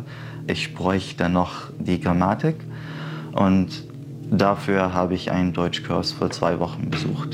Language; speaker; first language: German; non-native, fluent; Arabic